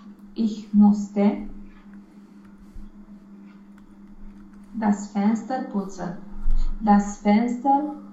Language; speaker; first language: German; non-native, learner; Romanian